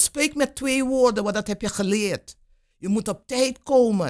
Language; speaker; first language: Dutch; non-native, local second language; Papiamento